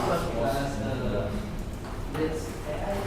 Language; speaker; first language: English; non-native, learner; Indonesian